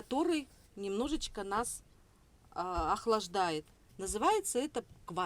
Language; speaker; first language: Russian; native; Russian